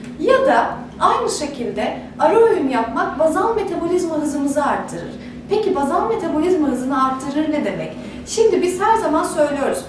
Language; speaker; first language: Turkish; native; Turkish